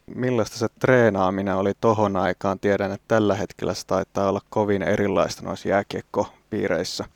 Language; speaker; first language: Finnish; native; Finnish